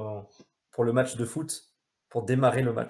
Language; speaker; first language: French; native; French